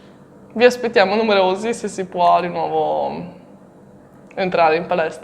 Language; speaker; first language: Italian; non-native, local second language; German